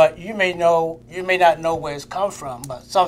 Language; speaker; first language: English; native; English